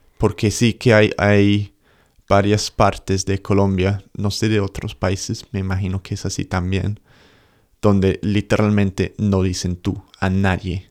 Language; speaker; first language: Spanish; non-native, fluent; English